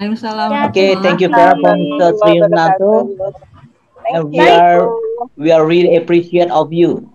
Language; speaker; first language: English; non-native, learner; Indonesian